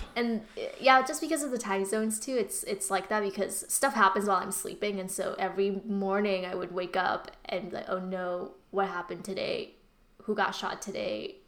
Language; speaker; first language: English; early bilingual, other home language; Burmese